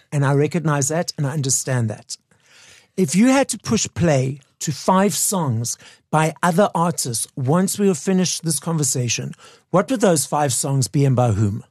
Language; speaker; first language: English; native; English